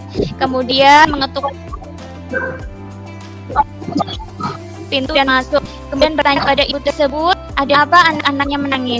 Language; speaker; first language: Indonesian; native; Indonesian